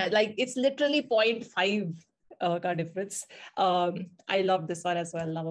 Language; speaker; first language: English; non-native, local second language; Hindi